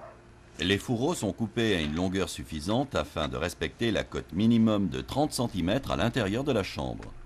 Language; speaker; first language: French; native; French